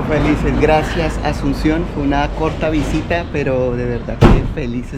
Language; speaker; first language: Spanish; native; Spanish